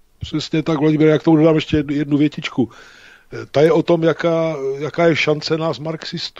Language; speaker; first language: Czech; native; Czech